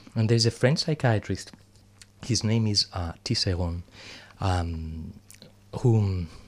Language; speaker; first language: English; non-native, fluent; Greek